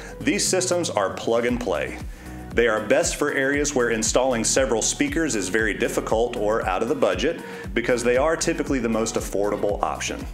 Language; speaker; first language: English; native; English